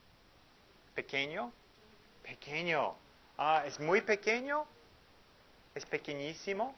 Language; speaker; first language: Spanish; non-native, fluent; English